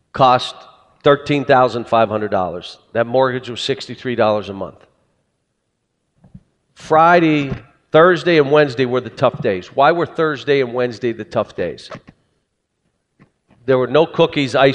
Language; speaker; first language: English; native; English